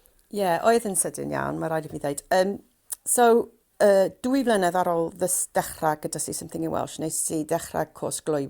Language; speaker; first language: Welsh; non-native, fluent; English